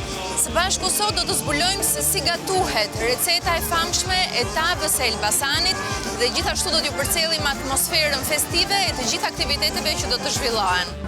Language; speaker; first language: Albanian; native; Albanian